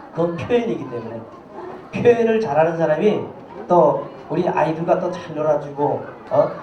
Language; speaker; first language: Korean; native; Korean